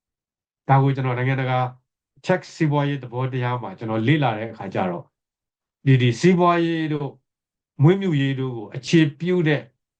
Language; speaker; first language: Burmese; native; Burmese